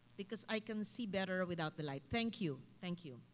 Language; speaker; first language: English; non-native, local second language; Filipino